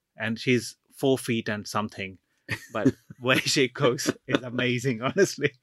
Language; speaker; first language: English; non-native, local second language; Punjabi